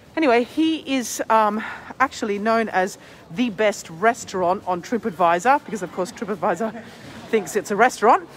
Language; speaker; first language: English; native; English